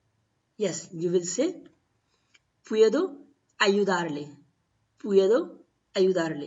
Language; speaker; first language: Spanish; non-native, fluent; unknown